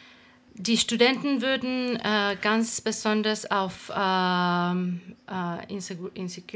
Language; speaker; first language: German; non-native, fluent; Spanish